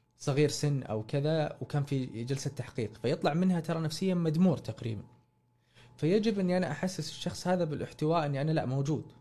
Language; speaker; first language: Arabic; native; Arabic